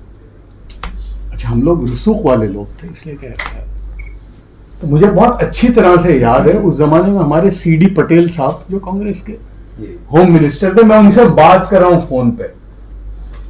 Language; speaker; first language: Hindi; native; Hindi